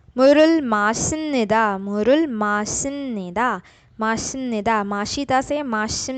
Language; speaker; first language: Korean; non-native, learner; Urdu